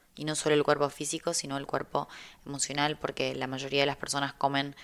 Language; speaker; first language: Spanish; native; Spanish